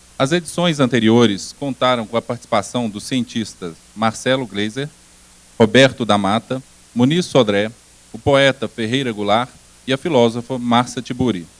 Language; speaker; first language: Portuguese; native; Portuguese